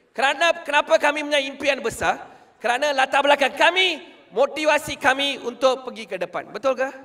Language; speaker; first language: Malay; non-native, local second language; Tamil